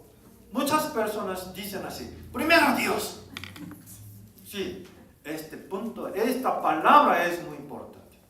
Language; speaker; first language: Spanish; non-native, learner; Korean